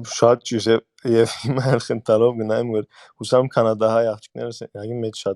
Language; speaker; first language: Armenian; early bilingual, heritage; Armenian